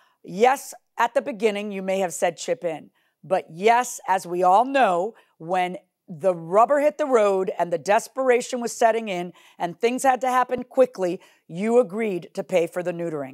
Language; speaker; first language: English; early bilingual, other home language; Spanish